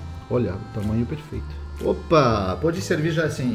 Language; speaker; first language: Portuguese; non-native, fluent; French